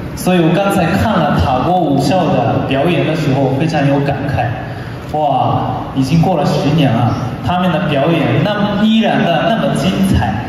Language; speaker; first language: Chinese; non-native, fluent; Japanese